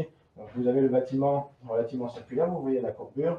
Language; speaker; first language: French; native; French